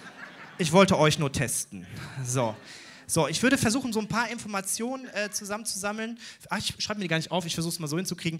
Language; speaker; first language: German; native; German